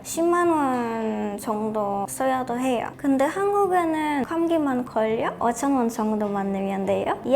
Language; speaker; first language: Korean; non-native, learner; Polish